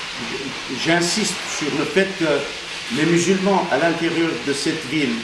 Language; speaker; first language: French; non-native, fluent; Armenian